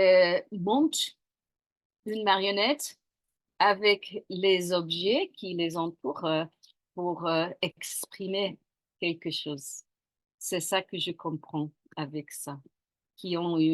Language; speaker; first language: French; non-native, fluent; English